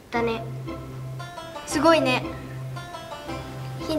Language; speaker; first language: Japanese; native; Japanese